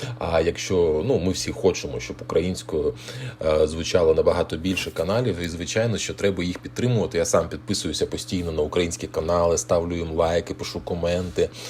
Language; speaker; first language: Ukrainian; native; Ukrainian